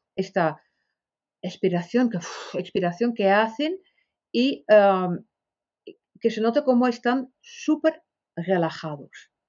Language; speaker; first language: Spanish; non-native, fluent; Dutch